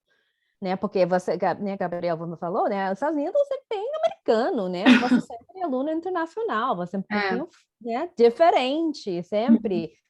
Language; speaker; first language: Portuguese; non-native, fluent; English